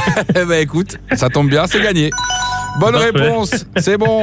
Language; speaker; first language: French; native; French